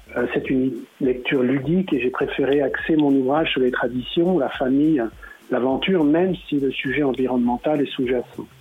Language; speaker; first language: French; native; French